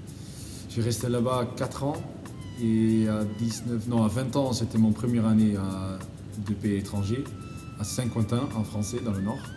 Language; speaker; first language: French; non-native, learner; Dutch